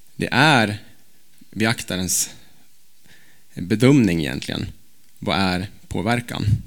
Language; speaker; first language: Swedish; native; Swedish